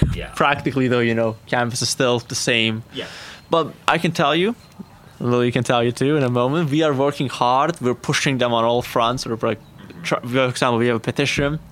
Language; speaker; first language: English; non-native, fluent; Azerbaijani